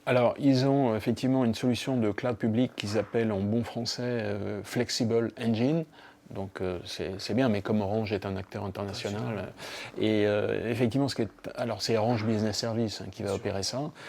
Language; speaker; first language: French; native; French